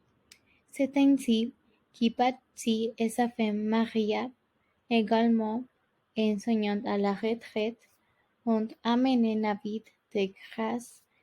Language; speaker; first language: French; non-native, learner; Spanish